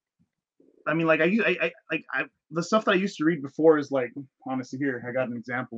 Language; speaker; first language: English; native; English